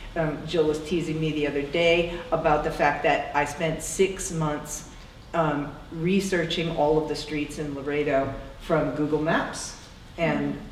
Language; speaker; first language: English; native; English